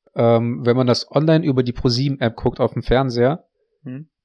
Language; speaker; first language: German; early bilingual, other home language; Russian